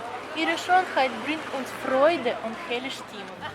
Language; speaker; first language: German; non-native, fluent; Russian